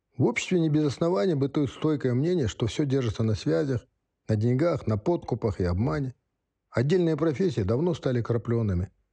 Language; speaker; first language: Russian; non-native, local second language; Kazakh